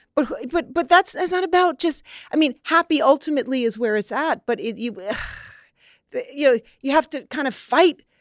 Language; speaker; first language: English; native; English